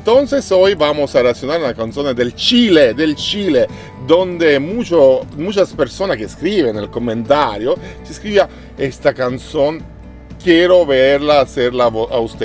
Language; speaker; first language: Spanish; non-native, learner; Italian